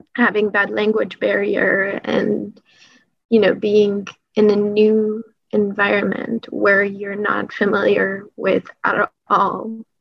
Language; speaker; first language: English; early bilingual, other home language; Persian